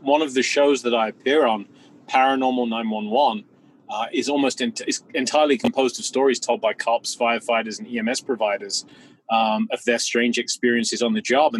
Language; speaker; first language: English; native; English